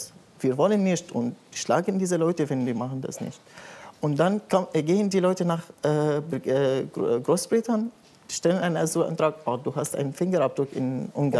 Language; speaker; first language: German; non-native, learner; Arabic